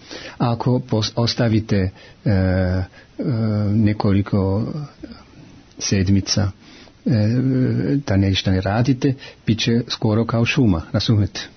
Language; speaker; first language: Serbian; non-native, fluent; German